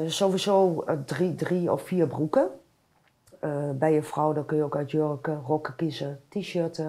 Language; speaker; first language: Dutch; native; Dutch